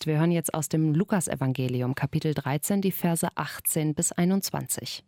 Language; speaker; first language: German; native; German